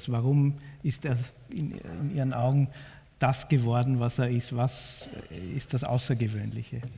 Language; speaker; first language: German; native; German